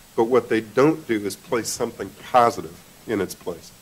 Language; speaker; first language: English; native; English